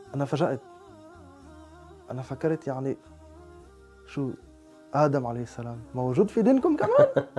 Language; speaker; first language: Arabic; non-native, learner; French